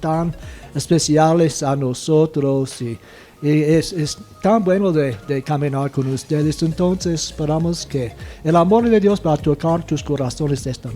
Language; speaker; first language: Spanish; non-native, fluent; English